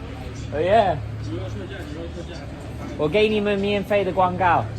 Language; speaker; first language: Chinese; non-native, learner; English